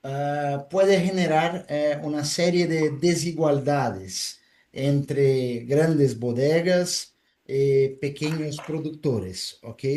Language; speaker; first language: Spanish; non-native, fluent; Portuguese